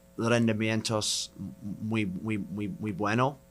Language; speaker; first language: Spanish; non-native, learner; English